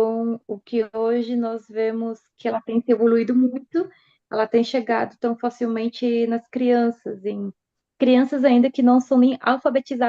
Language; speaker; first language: Portuguese; non-native, fluent; Spanish